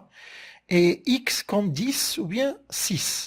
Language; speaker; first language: French; non-native, local second language; Arabic